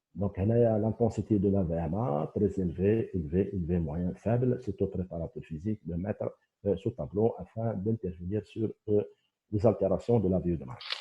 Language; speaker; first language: French; non-native, local second language; Arabic